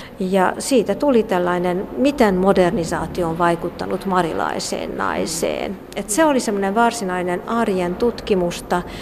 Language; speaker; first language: Finnish; non-native, fluent; Hungarian